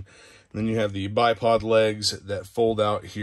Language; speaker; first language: English; native; English